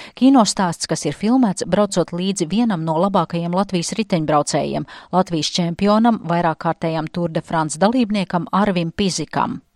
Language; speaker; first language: Latvian; native; Latvian